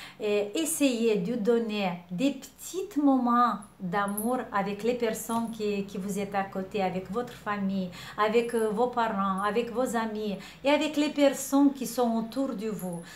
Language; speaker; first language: French; non-native, fluent; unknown